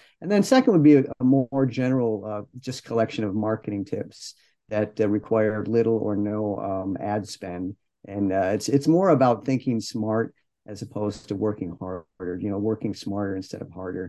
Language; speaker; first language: English; native; English